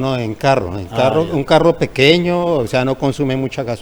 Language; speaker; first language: Spanish; native; Spanish